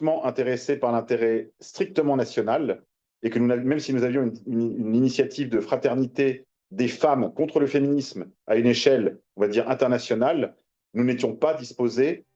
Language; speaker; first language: French; native; French